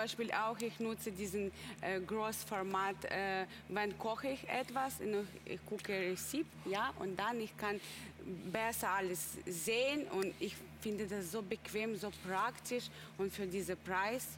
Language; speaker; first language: German; non-native, learner; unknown